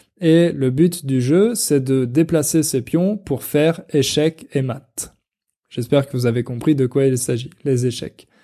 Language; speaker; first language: French; native; French